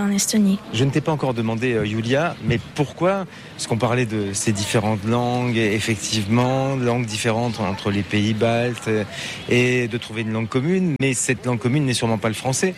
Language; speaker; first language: French; native; French